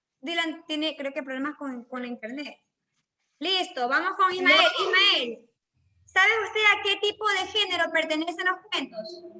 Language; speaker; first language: Spanish; native; Spanish